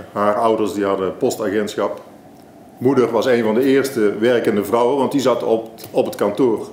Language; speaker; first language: Dutch; native; Dutch